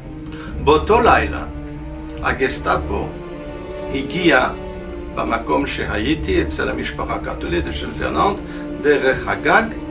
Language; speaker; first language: Hebrew; non-native, fluent; French